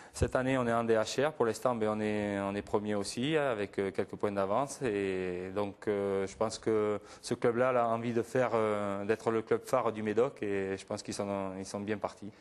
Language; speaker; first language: French; native; French